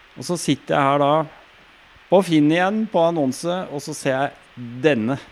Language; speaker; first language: Norwegian; native; Norwegian